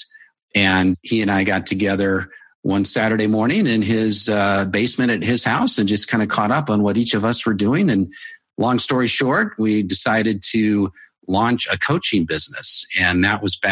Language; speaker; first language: English; native; English